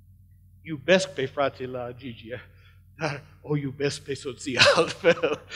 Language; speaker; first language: Romanian; non-native, learner; English